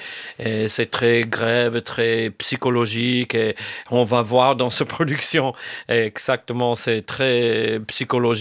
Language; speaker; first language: French; non-native, fluent; English